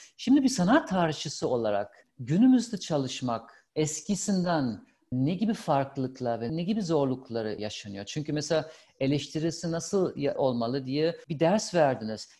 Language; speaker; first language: Turkish; non-native, fluent; German